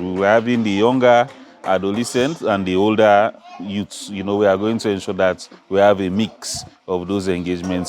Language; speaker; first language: English; non-native, local second language; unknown